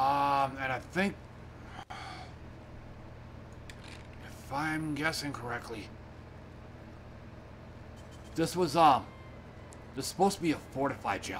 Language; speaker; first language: English; native; English